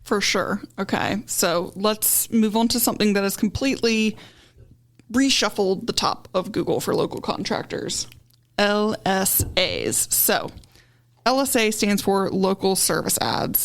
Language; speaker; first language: English; native; English